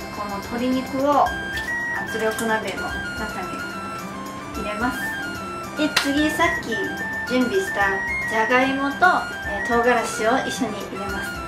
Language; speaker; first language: Japanese; non-native, fluent; Chinese